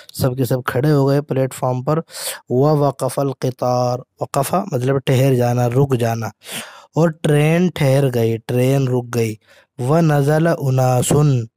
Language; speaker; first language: Urdu; native; Urdu